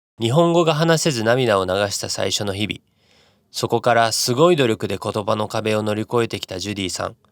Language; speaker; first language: Japanese; native; Japanese